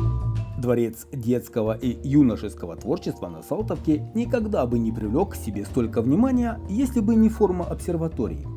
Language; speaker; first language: Russian; native; Russian